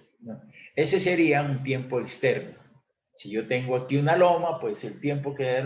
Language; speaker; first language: Spanish; native; Spanish